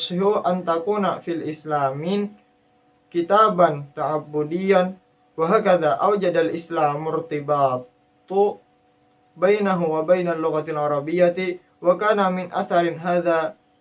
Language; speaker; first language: Arabic; non-native, learner; Indonesian